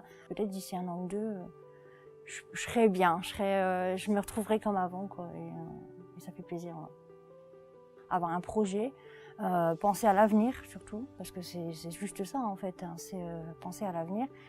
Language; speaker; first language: French; native; French